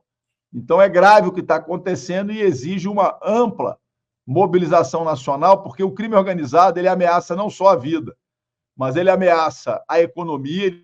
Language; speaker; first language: Portuguese; native; Portuguese